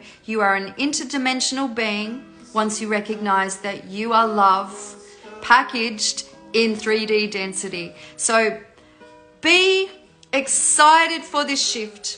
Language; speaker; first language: English; native; English